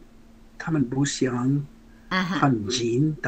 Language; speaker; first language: Chinese; non-native, learner; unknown